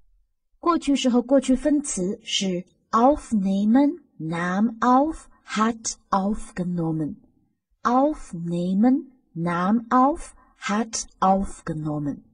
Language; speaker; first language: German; non-native, fluent; Chinese